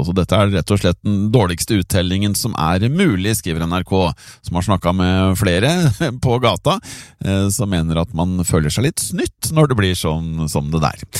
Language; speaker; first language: Norwegian; native; Norwegian